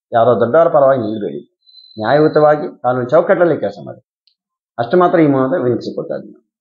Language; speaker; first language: Kannada; native; Kannada